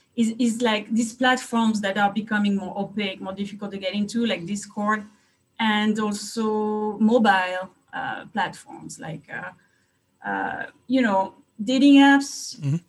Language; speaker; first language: English; non-native, fluent; French